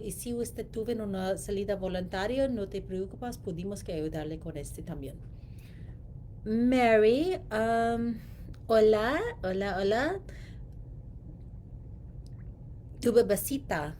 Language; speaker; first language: Spanish; non-native, learner; English